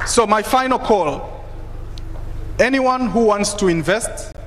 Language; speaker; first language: English; non-native, local second language; Swahili